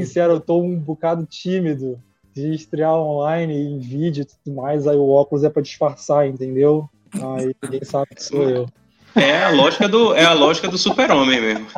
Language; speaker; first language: Portuguese; native; Portuguese